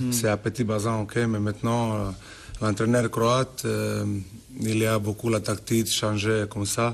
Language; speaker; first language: French; non-native, learner; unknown